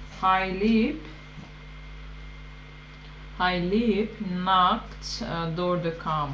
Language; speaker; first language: Dutch; non-native, learner; Turkish